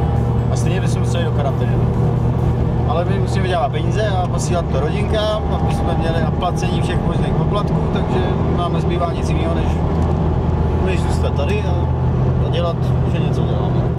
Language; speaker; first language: Czech; native; Czech